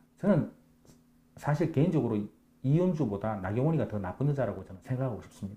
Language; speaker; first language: Korean; native; Korean